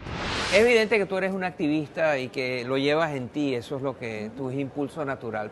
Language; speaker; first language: Spanish; native; Spanish